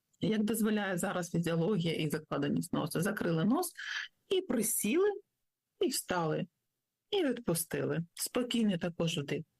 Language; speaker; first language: Ukrainian; native; Ukrainian